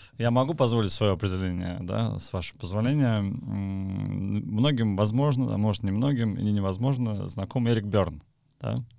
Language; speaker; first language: Russian; native; Russian